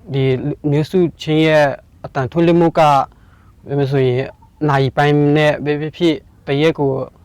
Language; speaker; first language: Burmese; non-native, local second language; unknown